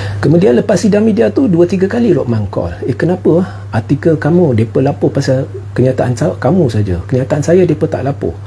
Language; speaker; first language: Malay; non-native, local second language; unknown